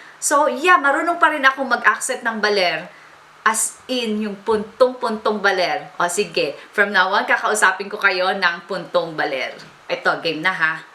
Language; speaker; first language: Filipino; native; Filipino